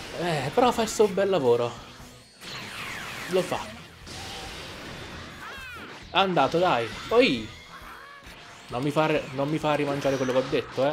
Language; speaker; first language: Italian; native; Italian